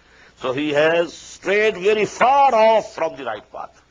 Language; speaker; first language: English; non-native, local second language; Urdu